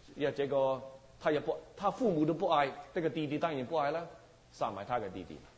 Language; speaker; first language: Chinese; non-native, local second language; Cantonese